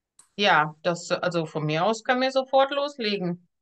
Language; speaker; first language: German; native; German